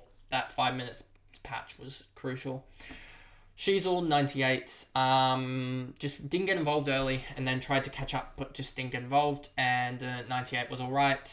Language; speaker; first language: English; native; English